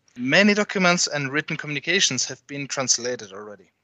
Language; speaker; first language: English; non-native, fluent; French